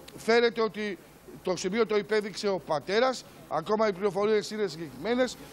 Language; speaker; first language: Greek; native; Greek